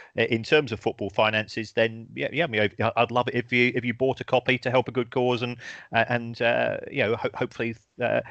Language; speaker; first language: English; native; English